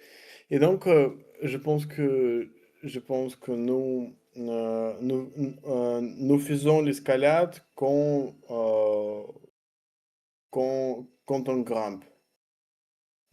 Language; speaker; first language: French; non-native, learner; Russian